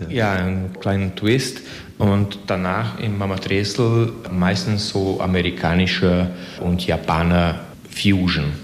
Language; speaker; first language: German; non-native, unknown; Hungarian